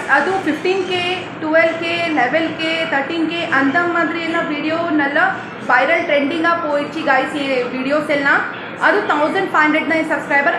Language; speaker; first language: Tamil; non-native, local second language; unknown